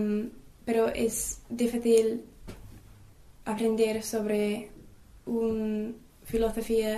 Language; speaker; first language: Spanish; non-native, learner; English